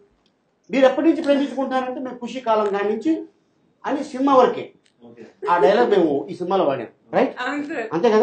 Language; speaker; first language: Telugu; native; Telugu